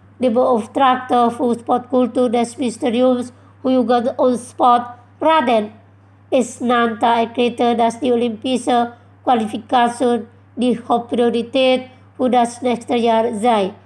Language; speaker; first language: German; non-native, fluent; Indonesian